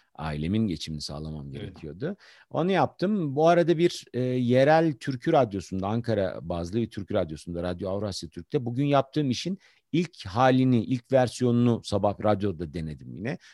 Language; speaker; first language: Turkish; native; Turkish